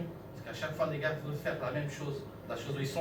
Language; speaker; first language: French; native; French